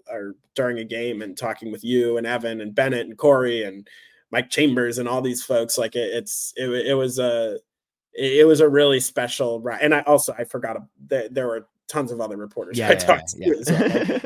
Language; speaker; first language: English; native; English